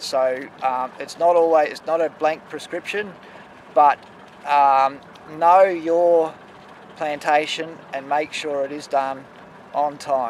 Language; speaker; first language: English; native; English